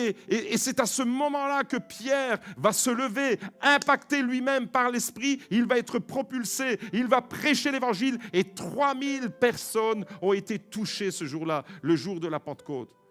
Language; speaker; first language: French; native; French